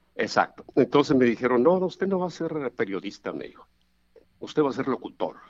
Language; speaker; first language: Spanish; native; Spanish